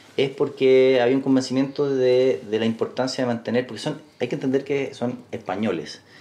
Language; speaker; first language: Spanish; native; Spanish